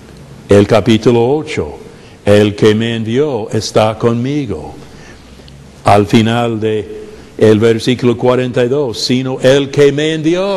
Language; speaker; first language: Spanish; non-native, fluent; English